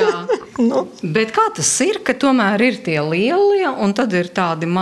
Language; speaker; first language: Latvian; native; Latvian